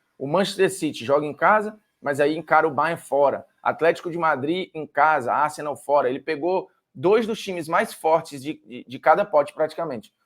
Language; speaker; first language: Portuguese; native; Portuguese